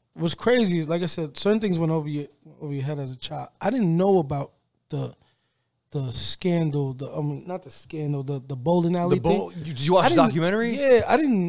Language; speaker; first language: English; native; English